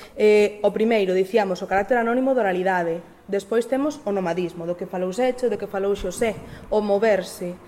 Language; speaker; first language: Galician; non-native, local second language; Spanish